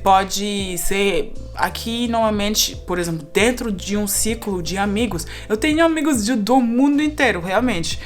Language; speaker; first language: Portuguese; non-native, fluent; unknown